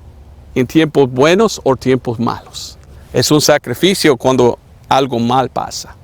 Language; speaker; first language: Spanish; non-native, fluent; English